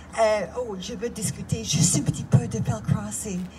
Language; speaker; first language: French; non-native, fluent; English